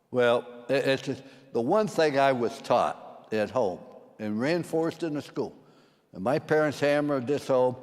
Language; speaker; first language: English; native; English